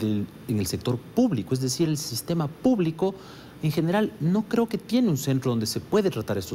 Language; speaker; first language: Spanish; native; Spanish